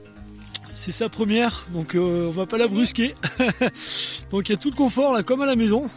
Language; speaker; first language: French; native; French